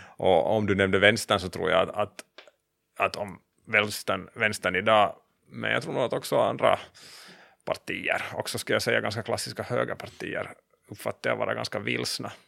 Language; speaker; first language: Swedish; native; Swedish